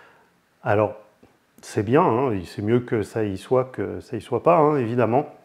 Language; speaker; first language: French; native; French